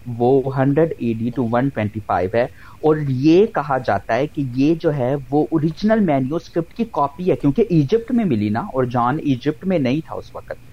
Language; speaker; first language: Urdu; non-native, local second language; Punjabi